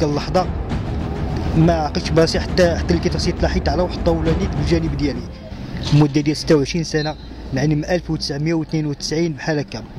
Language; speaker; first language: Arabic; native; Arabic